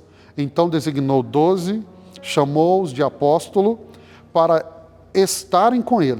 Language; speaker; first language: Portuguese; native; Portuguese